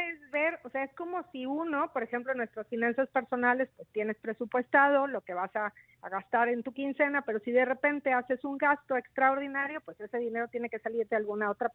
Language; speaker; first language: Spanish; native; Spanish